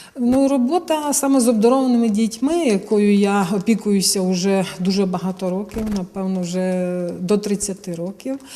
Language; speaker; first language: Ukrainian; native; Ukrainian